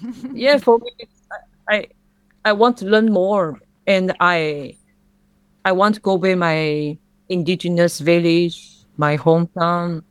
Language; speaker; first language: English; non-native, learner; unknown